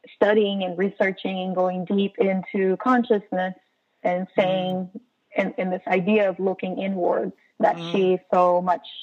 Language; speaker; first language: English; non-native, fluent; Portuguese